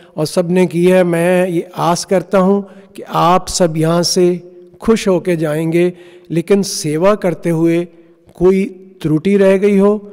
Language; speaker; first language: Hindi; non-native, local second language; Punjabi